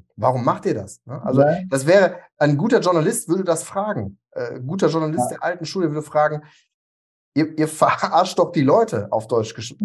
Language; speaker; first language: German; native; German